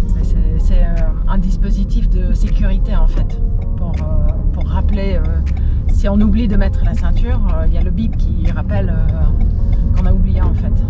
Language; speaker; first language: French; non-native, fluent; English